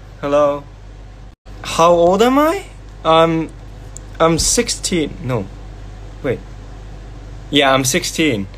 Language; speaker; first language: English; non-native, fluent; Thai